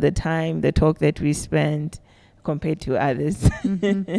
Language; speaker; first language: English; non-native, local second language; Shona